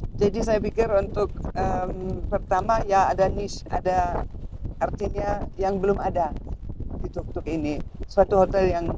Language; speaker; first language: Indonesian; non-native, fluent; German